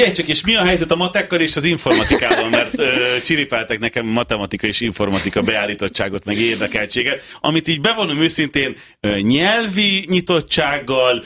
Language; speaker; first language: Hungarian; native; Hungarian